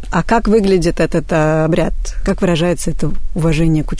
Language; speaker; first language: Russian; native; Russian